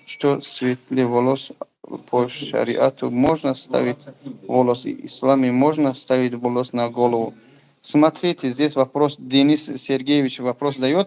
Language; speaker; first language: Russian; non-native, learner; Tajik